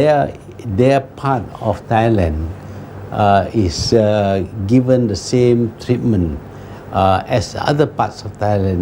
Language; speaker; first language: English; non-native, local second language; Malay